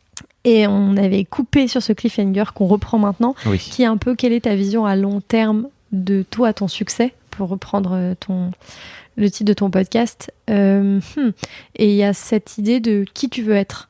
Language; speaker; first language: French; native; French